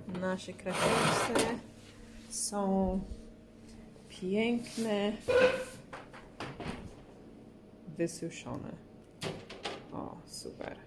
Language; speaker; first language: Polish; non-native, learner; English